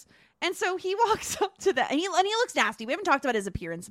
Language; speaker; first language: English; native; English